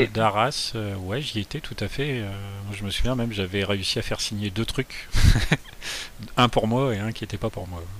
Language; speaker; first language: French; native; French